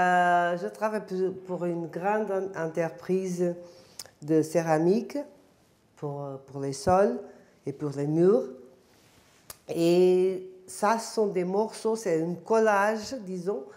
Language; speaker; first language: French; non-native, fluent; Portuguese